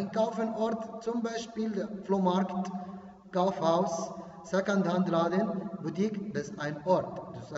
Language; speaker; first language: German; non-native, fluent; Arabic